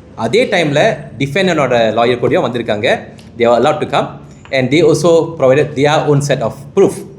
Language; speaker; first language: English; non-native, local second language; Tamil